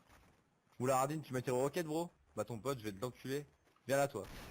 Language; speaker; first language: French; native; French